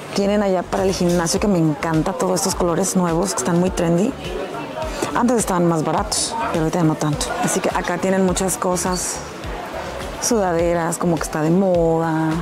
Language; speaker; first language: Spanish; native; Spanish